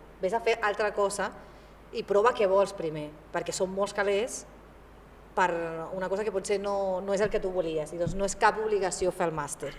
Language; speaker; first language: Catalan; non-native, fluent; Spanish